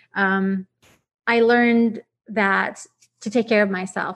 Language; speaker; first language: English; non-native, fluent; Arabic